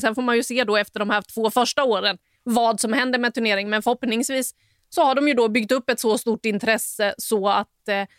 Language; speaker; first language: Swedish; native; Swedish